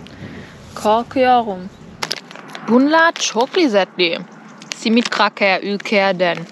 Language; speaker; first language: Turkish; non-native, learner; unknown